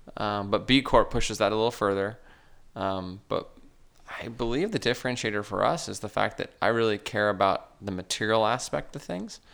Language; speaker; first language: English; native; English